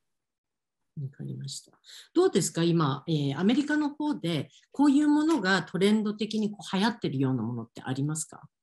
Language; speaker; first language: Japanese; native; Japanese